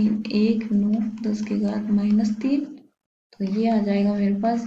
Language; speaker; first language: Hindi; native; Hindi